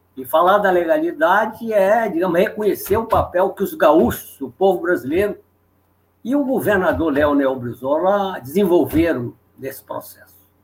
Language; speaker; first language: Portuguese; native; Portuguese